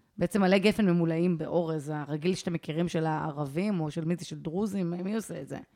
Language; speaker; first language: Hebrew; native; Hebrew